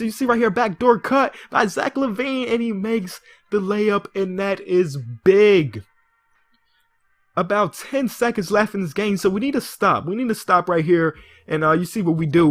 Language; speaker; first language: English; native; English